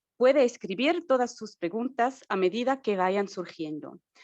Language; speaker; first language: Spanish; non-native, learner; German